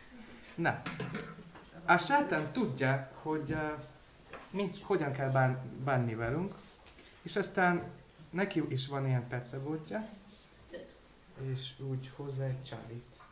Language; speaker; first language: Hungarian; non-native, learner; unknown